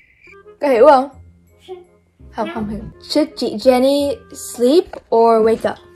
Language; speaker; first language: Vietnamese; early bilingual, heritage; Vietnamese